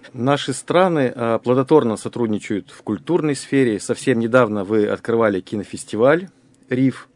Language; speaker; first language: Russian; native; Russian